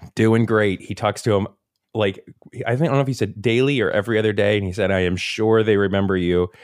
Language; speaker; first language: English; native; English